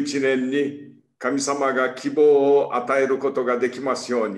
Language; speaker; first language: Japanese; early bilingual, heritage; Portuguese